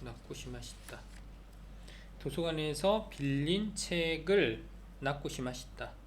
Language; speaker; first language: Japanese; non-native, learner; Korean